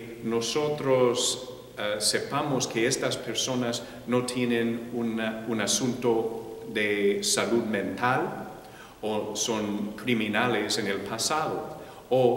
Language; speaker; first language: Spanish; non-native, fluent; English